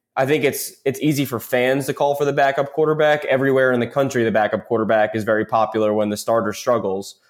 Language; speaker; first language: English; native; English